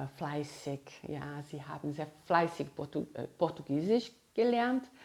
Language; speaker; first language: German; non-native, fluent; Portuguese